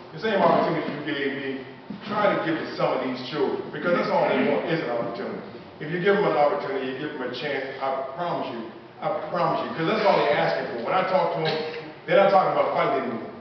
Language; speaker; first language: English; native; English